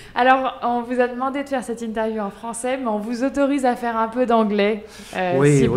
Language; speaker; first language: French; native; French